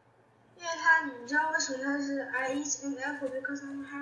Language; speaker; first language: English; non-native, learner; Chinese